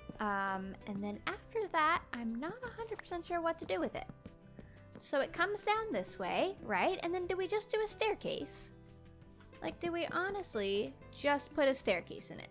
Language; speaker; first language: English; native; English